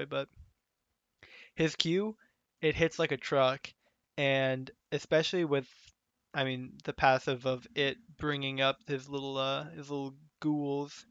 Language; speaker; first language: English; native; English